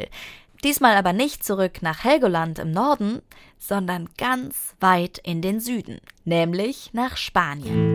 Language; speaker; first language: German; native; German